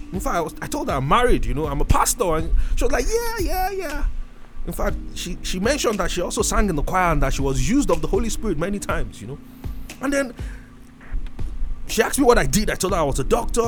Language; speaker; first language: English; non-native, local second language; Yoruba